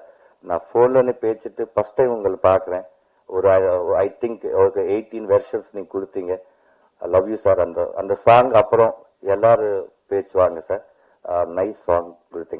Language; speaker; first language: Tamil; non-native, learner; Telugu